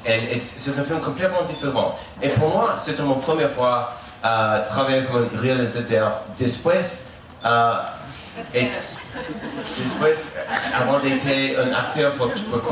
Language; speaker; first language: French; non-native, learner; English